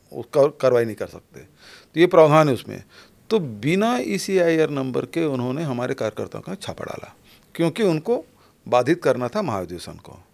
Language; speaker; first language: Hindi; native; Hindi